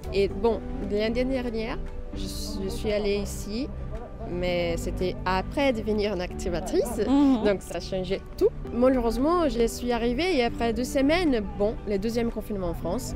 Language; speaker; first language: French; non-native, learner; Portuguese